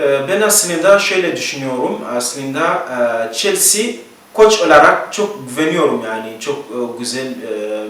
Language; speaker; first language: Turkish; non-native, learner; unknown